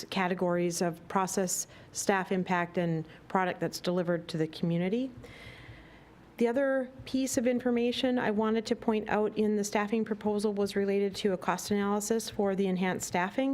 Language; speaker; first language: English; native; English